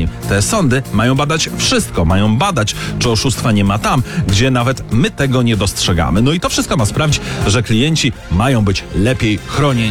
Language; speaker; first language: Polish; native; Polish